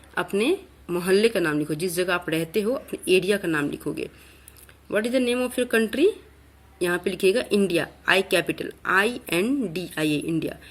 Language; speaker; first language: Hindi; native; Hindi